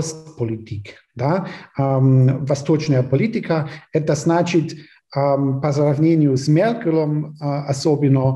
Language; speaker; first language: Russian; non-native, fluent; German